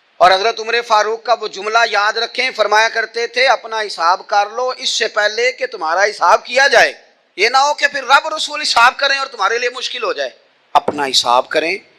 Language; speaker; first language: Urdu; non-native, local second language; Punjabi